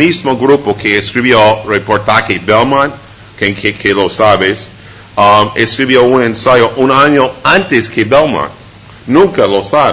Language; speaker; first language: Spanish; non-native, fluent; English